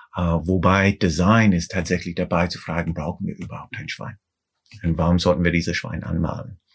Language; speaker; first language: German; non-native, fluent; English